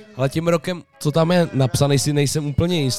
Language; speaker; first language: Czech; native; Czech